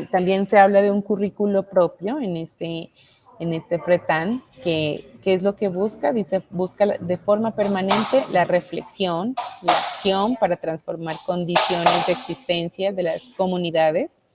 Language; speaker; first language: Spanish; native; Spanish